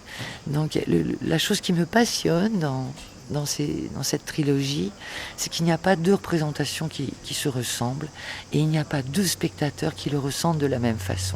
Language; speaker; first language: French; native; French